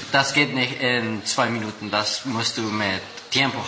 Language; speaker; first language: German; non-native, local second language; Spanish